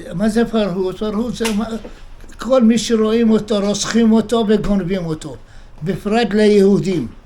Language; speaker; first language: Hebrew; early bilingual, other home language; Arabic